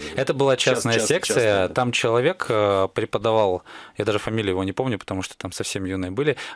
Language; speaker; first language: Russian; native; Russian